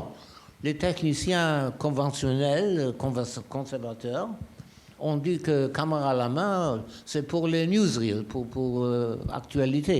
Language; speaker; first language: French; non-native, fluent; German